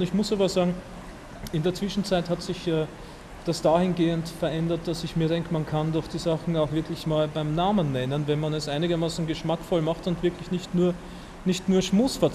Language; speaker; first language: German; native; German